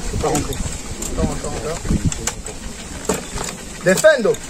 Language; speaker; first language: French; native; French